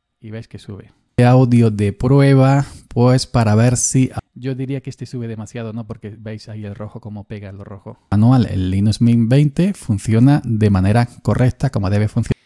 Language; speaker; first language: Spanish; native; Spanish